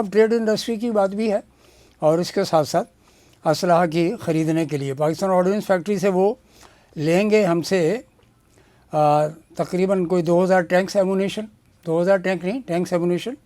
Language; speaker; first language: Urdu; native; Urdu